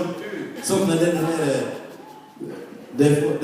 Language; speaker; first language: Swedish; non-native, fluent; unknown